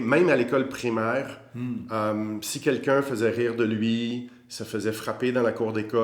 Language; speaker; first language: French; native; French